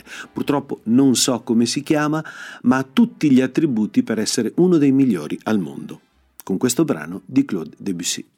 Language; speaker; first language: Italian; native; Italian